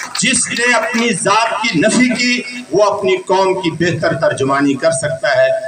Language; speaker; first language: Urdu; non-native, local second language; Pashto